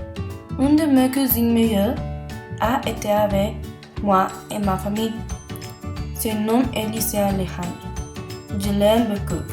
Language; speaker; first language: French; non-native, learner; Spanish